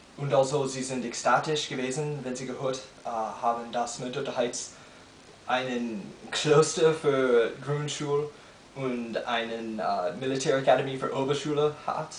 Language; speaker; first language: German; non-native, learner; English